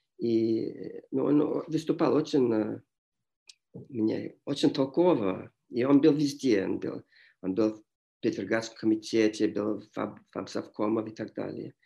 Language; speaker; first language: Russian; non-native, fluent; English